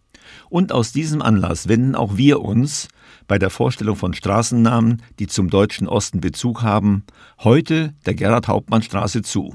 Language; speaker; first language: German; native; German